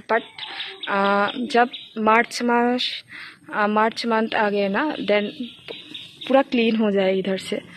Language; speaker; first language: Hindi; non-native, local second language; Bangla